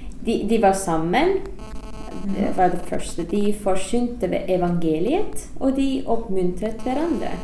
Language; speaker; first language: Norwegian; non-native, fluent; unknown